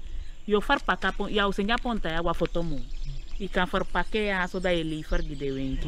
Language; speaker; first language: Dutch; non-native, local second language; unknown